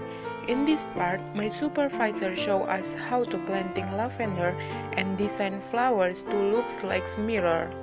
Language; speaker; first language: English; non-native, learner; Indonesian